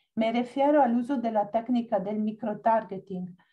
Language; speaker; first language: Spanish; non-native, learner; Italian